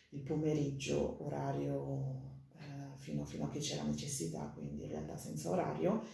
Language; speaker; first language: Italian; native; Italian